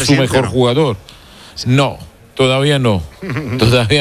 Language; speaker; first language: Spanish; non-native, fluent; Georgian